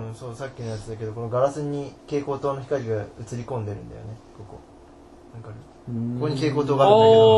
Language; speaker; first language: Japanese; native; Japanese